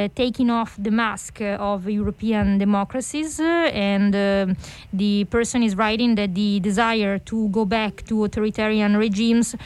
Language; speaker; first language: English; non-native, fluent; Italian